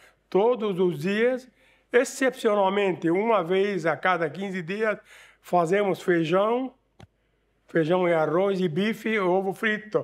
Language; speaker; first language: Portuguese; non-native, fluent; Arabic